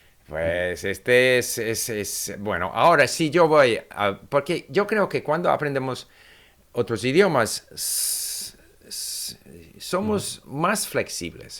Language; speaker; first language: Spanish; non-native, fluent; English